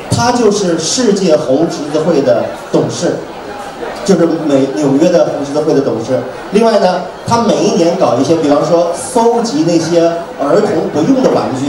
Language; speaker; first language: Chinese; native; Chinese